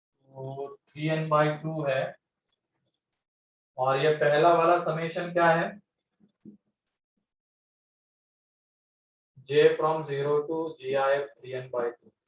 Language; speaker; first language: Hindi; native; Hindi